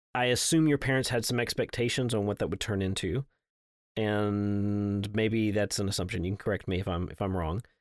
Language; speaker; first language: English; native; English